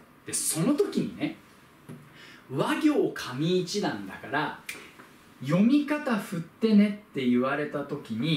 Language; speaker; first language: Japanese; native; Japanese